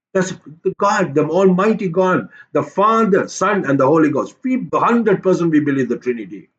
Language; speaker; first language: English; non-native, local second language; Tamil